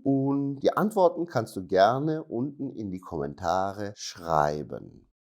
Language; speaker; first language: German; non-native, fluent; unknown